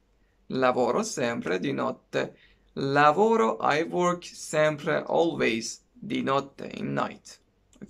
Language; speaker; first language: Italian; non-native, fluent; Persian